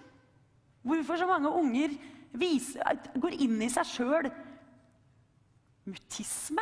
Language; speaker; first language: Norwegian; native; Norwegian